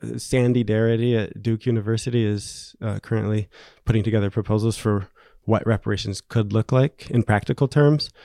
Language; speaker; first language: English; native; English